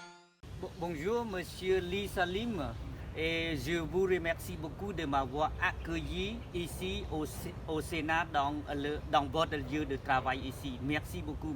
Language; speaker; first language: French; non-native, fluent; Khmer